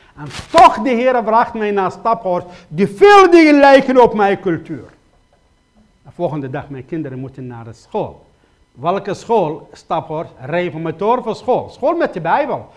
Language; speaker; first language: Dutch; non-native, fluent; Kurdish